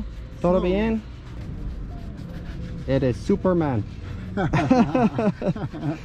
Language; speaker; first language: Spanish; non-native, learner; English